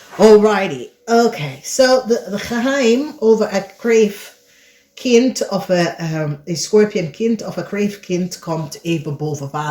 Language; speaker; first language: Dutch; non-native, fluent; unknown